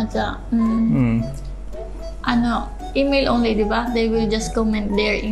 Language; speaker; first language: English; non-native, local second language; Filipino